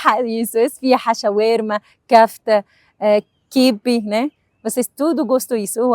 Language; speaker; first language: Portuguese; non-native, learner; Arabic